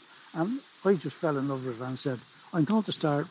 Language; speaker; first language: English; native; English